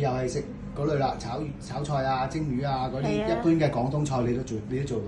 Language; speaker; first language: Cantonese; native; Cantonese